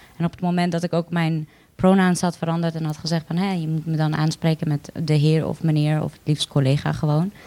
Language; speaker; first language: Dutch; early bilingual, other home language; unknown